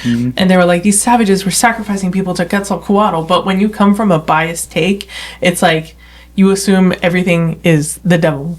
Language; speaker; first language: English; native; English